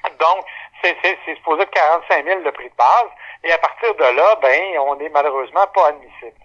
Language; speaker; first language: French; native; French